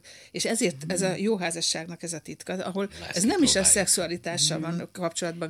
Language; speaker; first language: Hungarian; native; Hungarian